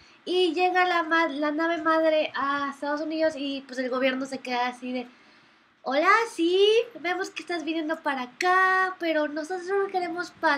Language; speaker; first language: Spanish; native; Spanish